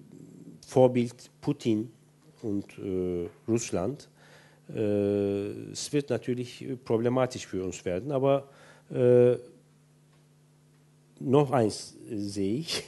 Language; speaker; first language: German; non-native, fluent; Turkish